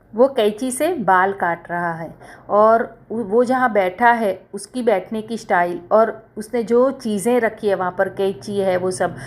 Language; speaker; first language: Hindi; non-native, local second language; Marathi